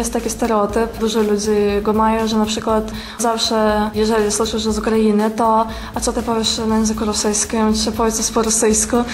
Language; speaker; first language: Polish; early bilingual, heritage; Polish